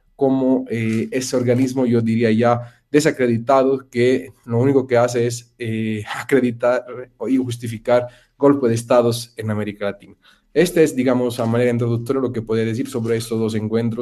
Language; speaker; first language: Spanish; non-native, fluent; Italian